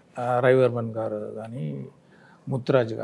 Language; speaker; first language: Telugu; non-native, fluent; Tamil